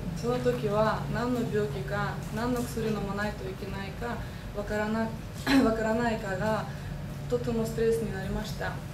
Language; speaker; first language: Japanese; non-native, learner; Lithuanian